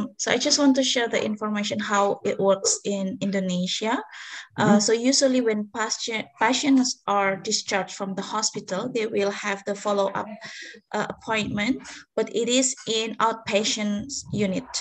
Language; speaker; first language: English; non-native, fluent; Indonesian